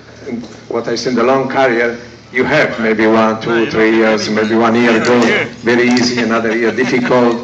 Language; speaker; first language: English; non-native, learner; Italian